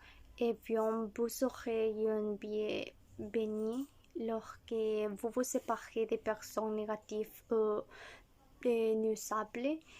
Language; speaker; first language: French; non-native, learner; Spanish